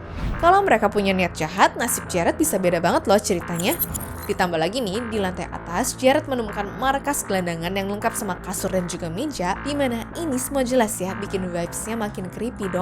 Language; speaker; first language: Indonesian; native; Indonesian